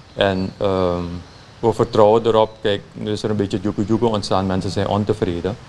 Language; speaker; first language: Dutch; native; Dutch